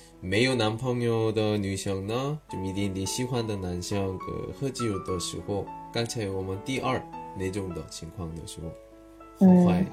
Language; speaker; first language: Chinese; non-native, learner; Korean